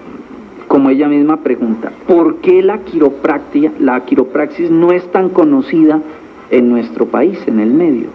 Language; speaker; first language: Spanish; native; Spanish